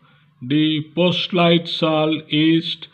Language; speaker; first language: German; non-native, learner; Bangla